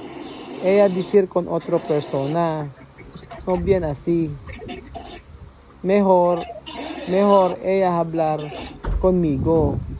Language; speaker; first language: Spanish; non-native, learner; Filipino